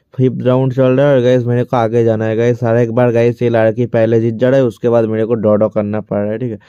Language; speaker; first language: Hindi; non-native, local second language; Bangla